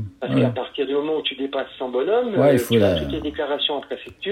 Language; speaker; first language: French; native; French